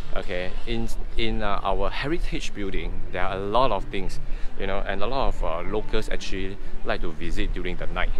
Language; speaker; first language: English; non-native, local second language; Chinese